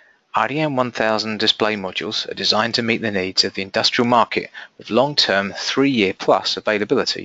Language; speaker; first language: English; native; English